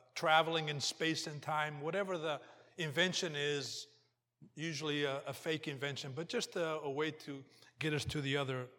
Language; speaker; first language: English; early bilingual, other home language; Portuguese